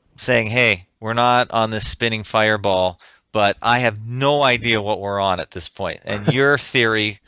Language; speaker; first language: English; native; English